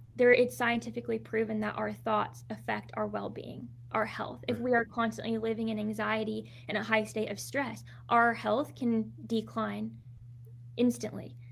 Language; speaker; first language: English; native; English